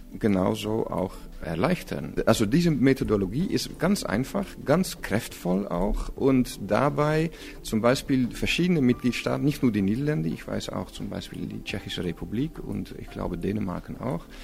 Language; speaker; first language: German; non-native, fluent; Dutch